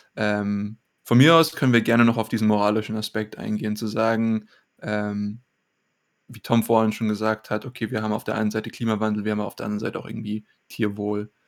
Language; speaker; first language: German; native; German